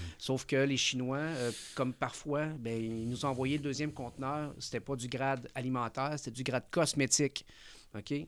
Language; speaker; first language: French; early bilingual, other home language; Spanish